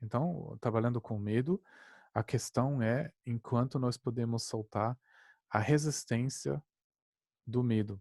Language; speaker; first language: Portuguese; non-native, fluent; German